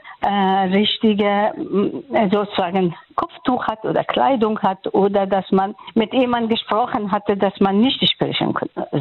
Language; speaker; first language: German; non-native, fluent; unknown